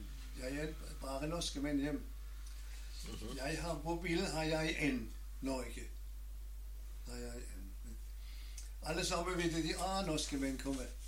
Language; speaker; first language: Danish; non-native, learner; German